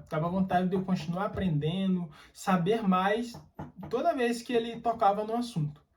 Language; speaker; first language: Portuguese; native; Portuguese